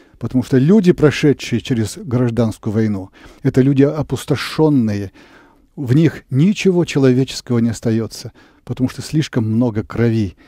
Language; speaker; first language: Russian; native; Russian